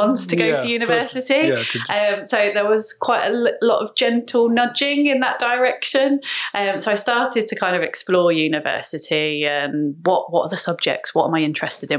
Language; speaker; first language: English; native; English